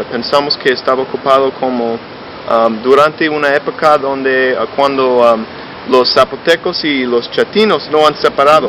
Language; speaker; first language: Spanish; non-native, fluent; English